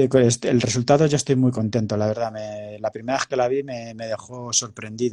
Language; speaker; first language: Spanish; native; Spanish